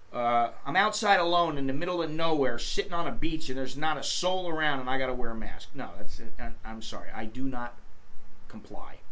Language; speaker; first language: English; native; English